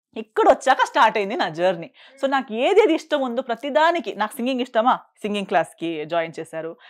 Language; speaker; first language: Telugu; non-native, fluent; Konkani